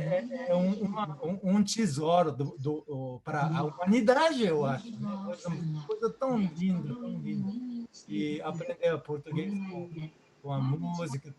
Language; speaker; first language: Portuguese; non-native, fluent; Japanese